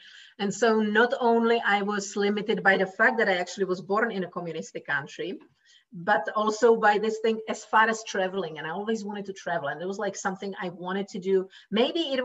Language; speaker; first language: English; non-native, fluent; Czech